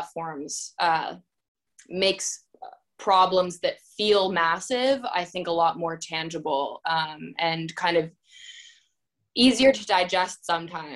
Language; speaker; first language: English; native; English